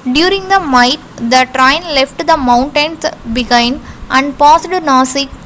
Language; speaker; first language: English; non-native, local second language; Tamil